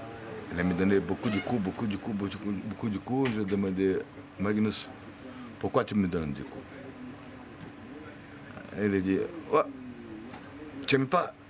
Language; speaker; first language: French; non-native, fluent; Portuguese